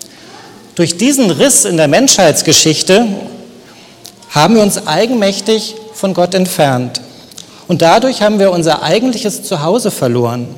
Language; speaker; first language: German; native; German